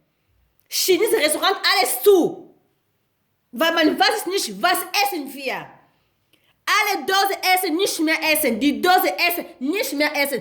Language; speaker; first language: German; non-native, learner; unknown